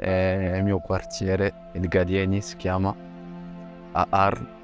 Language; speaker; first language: Italian; non-native, fluent; French